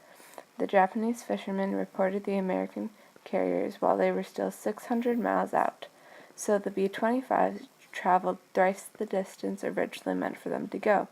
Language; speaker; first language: English; native; English